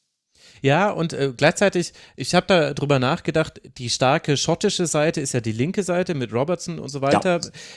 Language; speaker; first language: German; native; German